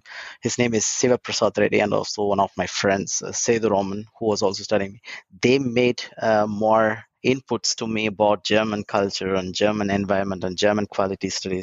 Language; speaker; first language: English; non-native, local second language; Tamil